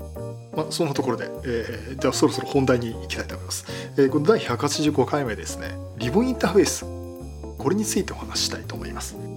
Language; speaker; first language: Japanese; native; Japanese